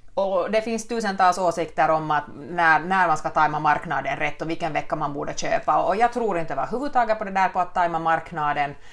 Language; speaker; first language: Swedish; native; Swedish